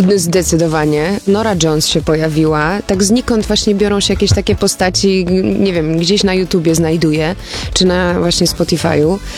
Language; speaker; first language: Polish; early bilingual, heritage; Polish